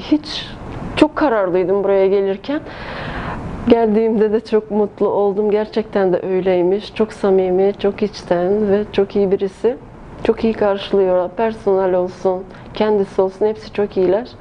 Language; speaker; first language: Turkish; early bilingual, heritage; Turkish